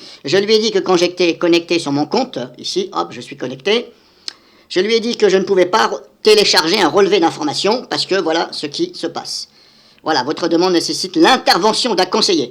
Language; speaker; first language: French; native; French